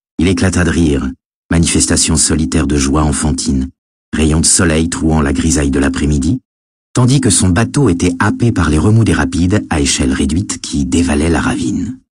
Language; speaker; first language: French; native; French